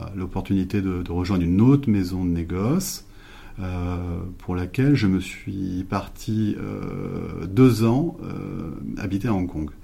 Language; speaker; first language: French; native; French